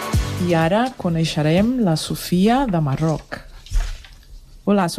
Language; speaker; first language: Catalan; non-native, learner; Portuguese